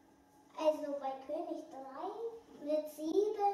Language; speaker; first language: German; early bilingual, other home language; Russian